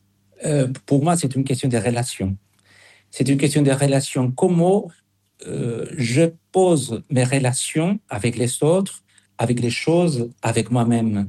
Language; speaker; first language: French; non-native, fluent; Spanish